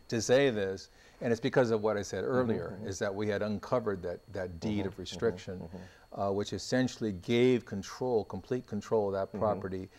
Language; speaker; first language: English; native; English